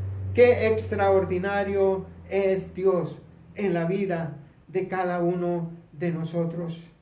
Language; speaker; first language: Spanish; native; Spanish